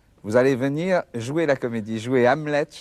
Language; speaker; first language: French; native; French